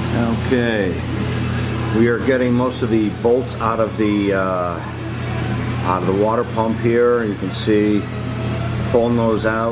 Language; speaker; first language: English; native; English